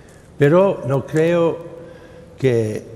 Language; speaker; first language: Spanish; non-native, fluent; English